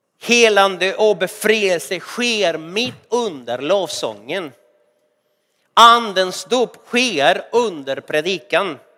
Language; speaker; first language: Swedish; non-native, fluent; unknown